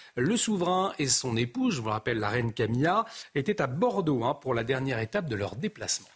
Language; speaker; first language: French; native; French